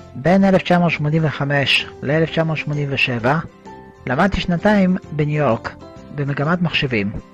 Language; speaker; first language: Hebrew; early bilingual, other home language; Russian